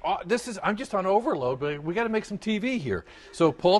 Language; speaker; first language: English; native; English